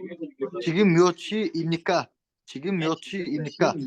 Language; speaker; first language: Korean; non-native, learner; Kyrgyz